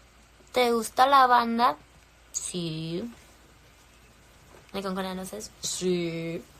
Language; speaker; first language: Spanish; early bilingual, heritage; English